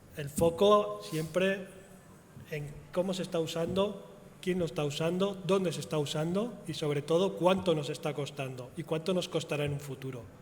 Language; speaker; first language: Spanish; native; Spanish